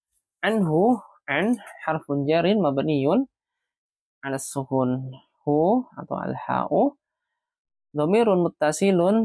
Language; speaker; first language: Arabic; non-native, fluent; Indonesian